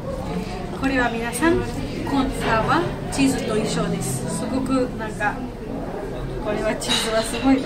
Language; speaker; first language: Japanese; non-native, learner; Georgian